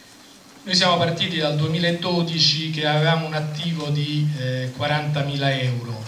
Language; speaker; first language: Italian; native; Italian